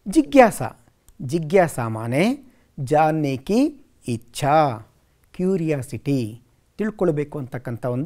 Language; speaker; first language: Hindi; non-native, local second language; Kannada